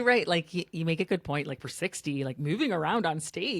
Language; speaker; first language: English; native; English